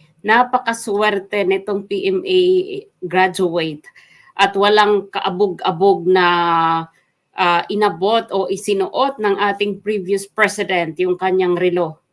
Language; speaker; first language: Filipino; non-native, local second language; Waray